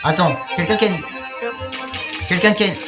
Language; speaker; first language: French; native; French